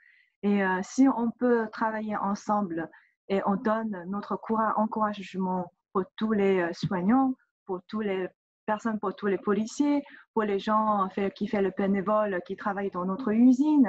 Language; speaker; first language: French; non-native, learner; Chinese